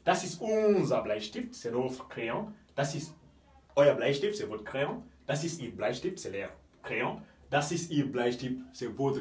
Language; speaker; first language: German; non-native, fluent; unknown